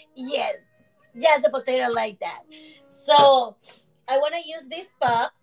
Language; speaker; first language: English; non-native, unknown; Spanish